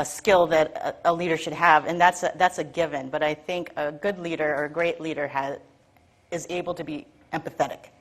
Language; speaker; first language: English; native; English